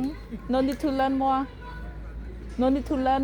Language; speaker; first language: English; non-native, learner; Khmer